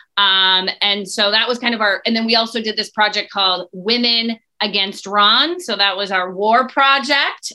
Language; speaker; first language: English; native; English